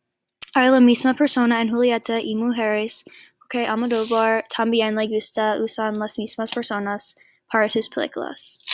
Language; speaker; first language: Spanish; non-native, learner; English